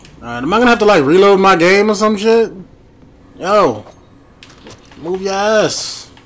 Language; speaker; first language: English; native; English